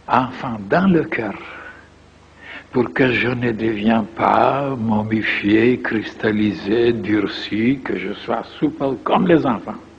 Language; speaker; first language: French; non-native, fluent; Bulgarian